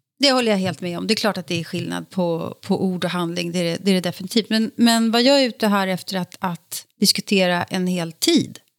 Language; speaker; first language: Swedish; native; Swedish